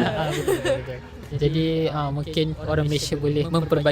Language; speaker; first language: Malay; native; Malay